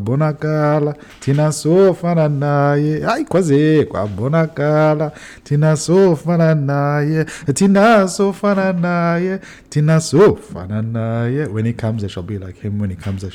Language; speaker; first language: English; native; English